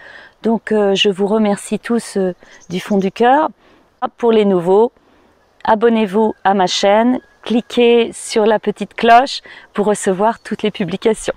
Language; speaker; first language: French; native; French